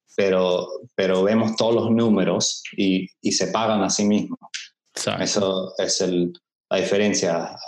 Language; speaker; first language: Spanish; early bilingual, heritage; Spanish